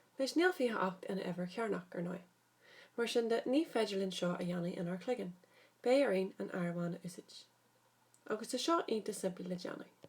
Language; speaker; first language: Irish; native; Irish